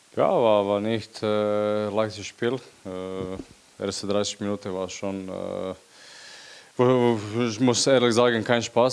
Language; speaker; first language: German; non-native, fluent; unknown